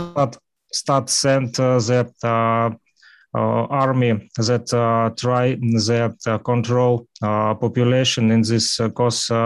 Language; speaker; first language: English; non-native, learner; Russian